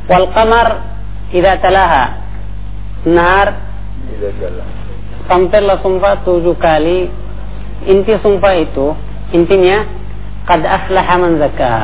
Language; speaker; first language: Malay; non-native, fluent; Arabic